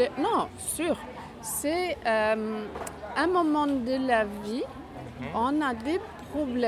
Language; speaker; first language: French; non-native, fluent; Spanish